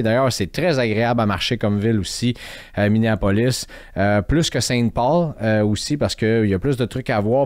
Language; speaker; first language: French; native; French